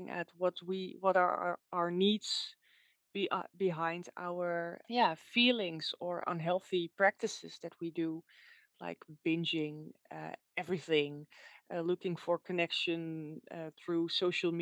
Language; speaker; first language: English; non-native, fluent; Dutch